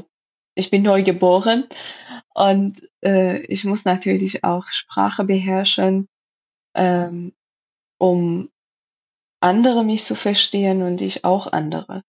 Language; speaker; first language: German; non-native, learner; Persian